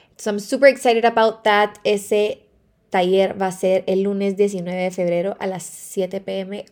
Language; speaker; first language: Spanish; early bilingual, heritage; Spanish